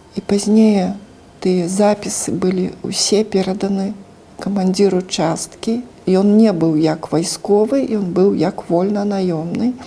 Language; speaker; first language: Belarusian; native; Belarusian